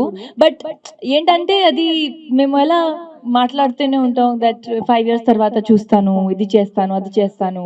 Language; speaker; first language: Telugu; non-native, learner; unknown